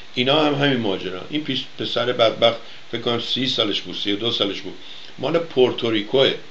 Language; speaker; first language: Persian; native; Persian